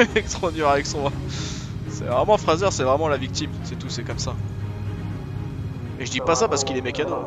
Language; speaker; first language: French; native; French